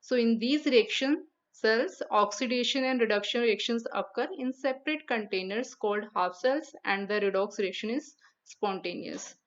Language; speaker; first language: English; non-native, local second language; Punjabi